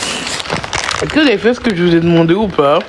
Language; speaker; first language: French; native; French